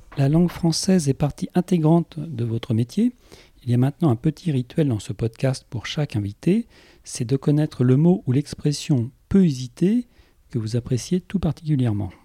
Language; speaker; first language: French; native; French